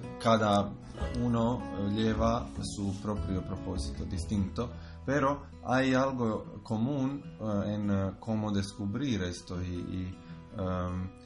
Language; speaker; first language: Spanish; non-native, learner; Croatian